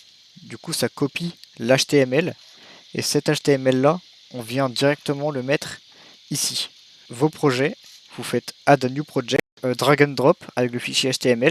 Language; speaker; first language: French; native; French